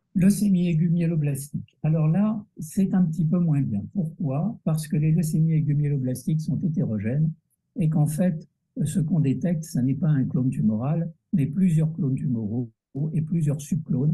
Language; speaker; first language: French; native; French